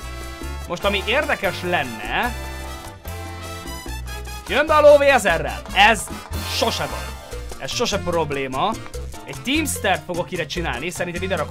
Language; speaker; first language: Hungarian; native; Hungarian